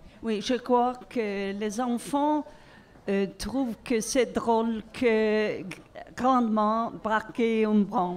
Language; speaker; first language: French; non-native, learner; Swedish